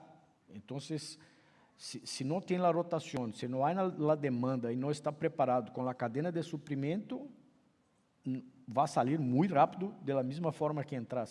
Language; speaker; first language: Spanish; non-native, fluent; Portuguese